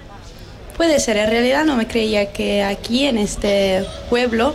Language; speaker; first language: Spanish; non-native, learner; Italian